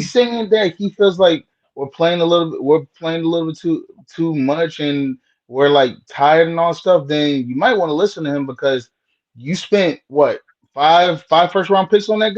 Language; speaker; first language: English; native; English